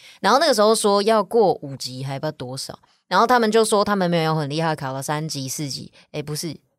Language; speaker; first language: Chinese; native; Chinese